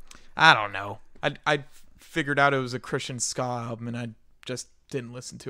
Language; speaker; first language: English; native; English